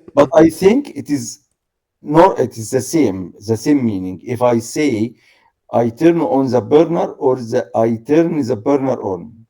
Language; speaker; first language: English; non-native, learner; Arabic